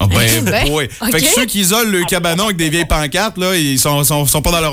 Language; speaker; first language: French; native; French